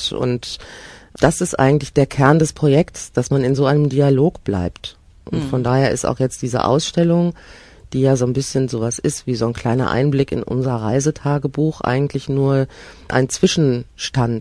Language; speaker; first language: German; native; German